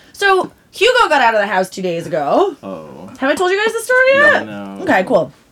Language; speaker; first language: English; native; English